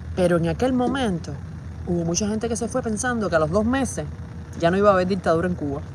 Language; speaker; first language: Spanish; native; Spanish